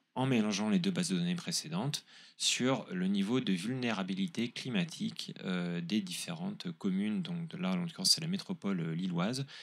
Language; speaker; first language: French; native; French